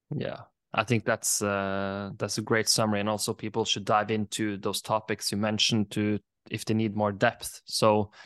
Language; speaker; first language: English; non-native, fluent; Norwegian